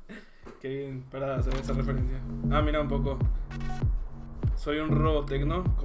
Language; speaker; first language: Spanish; native; Spanish